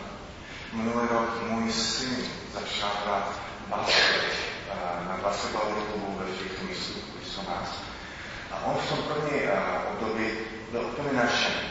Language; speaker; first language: Czech; non-native, fluent; English